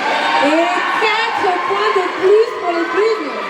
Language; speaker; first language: French; native; French